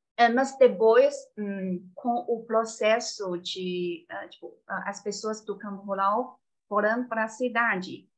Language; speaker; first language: Portuguese; non-native, fluent; Chinese